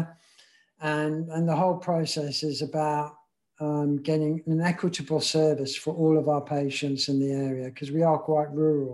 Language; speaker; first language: English; native; English